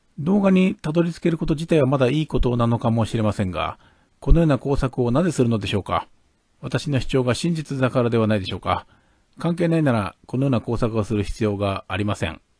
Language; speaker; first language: Japanese; native; Japanese